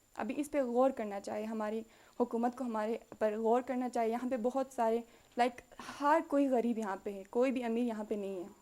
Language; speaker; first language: Urdu; non-native, local second language; Khowar